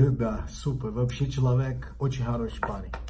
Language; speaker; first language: Russian; non-native, learner; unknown